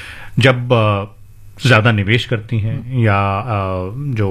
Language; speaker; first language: Hindi; native; Hindi